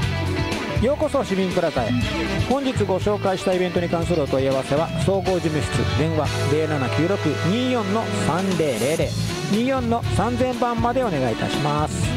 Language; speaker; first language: Japanese; native; Japanese